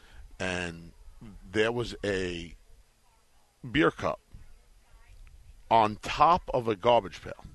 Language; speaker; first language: English; native; English